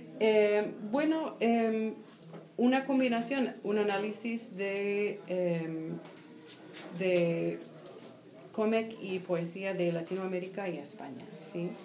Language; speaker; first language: Spanish; non-native, fluent; English